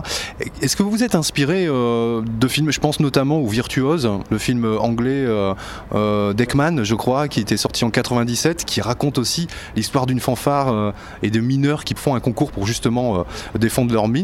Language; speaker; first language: French; native; French